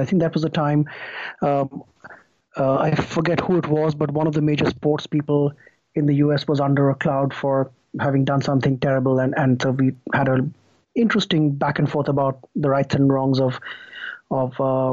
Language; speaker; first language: English; non-native, local second language; Bangla